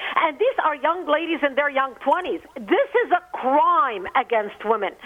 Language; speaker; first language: English; non-native, fluent; Arabic